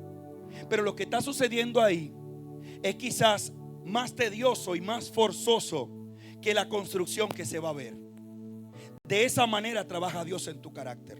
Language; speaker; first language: Spanish; native; Spanish